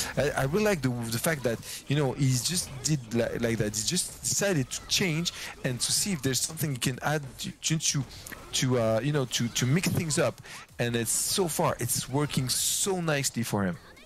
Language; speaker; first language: English; non-native, fluent; French